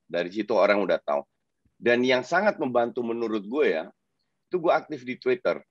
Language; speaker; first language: Indonesian; non-native, fluent; Dutch